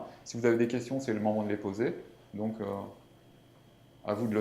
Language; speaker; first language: French; native; French